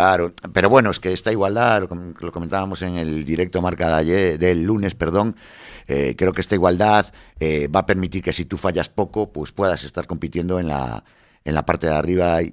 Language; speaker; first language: Spanish; native; Spanish